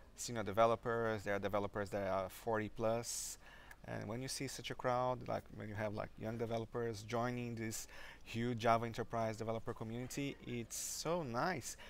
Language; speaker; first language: English; non-native, fluent; Portuguese